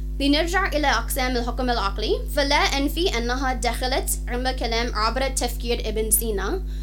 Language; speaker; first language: Arabic; non-native, fluent; English